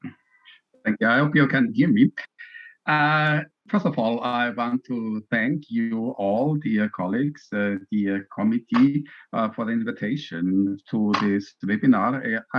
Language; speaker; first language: English; non-native, fluent; German